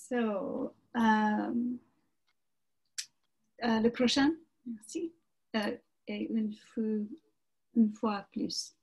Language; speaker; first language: French; non-native, learner; English